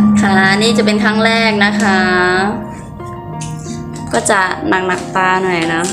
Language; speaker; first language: Thai; non-native, local second language; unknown